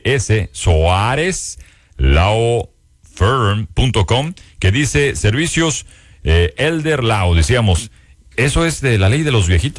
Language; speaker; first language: Spanish; native; Spanish